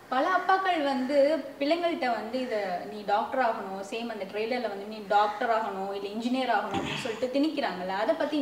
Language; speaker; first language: Tamil; native; Tamil